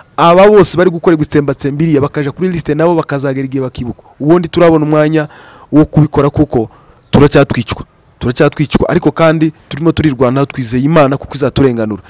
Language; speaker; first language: Kinyarwanda; native; Kinyarwanda